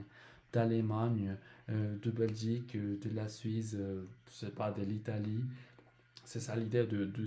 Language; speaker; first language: French; non-native, learner; Spanish